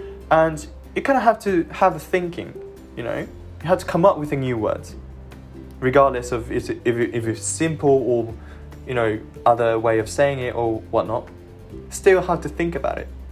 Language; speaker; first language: English; non-native, fluent; Japanese